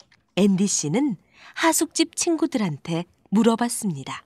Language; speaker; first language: Korean; non-native, learner; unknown